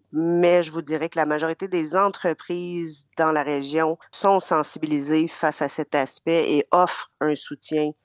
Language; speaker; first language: French; native; French